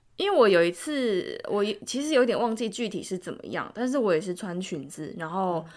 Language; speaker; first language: Chinese; non-native, fluent; Korean